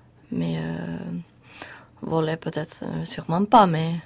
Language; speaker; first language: French; non-native, fluent; Finnish